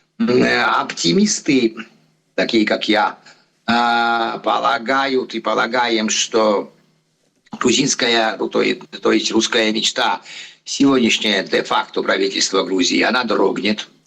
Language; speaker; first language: Russian; non-native, fluent; Georgian